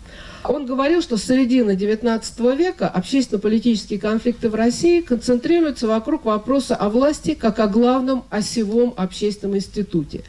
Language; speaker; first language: Russian; native; Russian